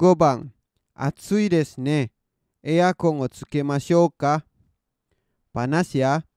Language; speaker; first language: Japanese; non-native, fluent; Indonesian